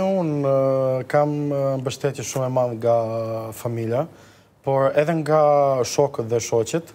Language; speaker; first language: Albanian; non-native, learner; Serbian